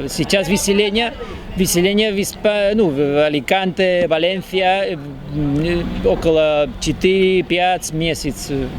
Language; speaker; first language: Russian; non-native, fluent; Spanish